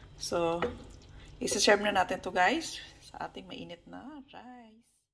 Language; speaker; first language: Filipino; non-native, local second language; Hiligaynon